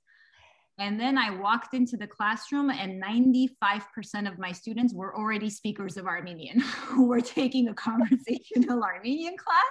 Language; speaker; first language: English; early bilingual, other home language; Armenian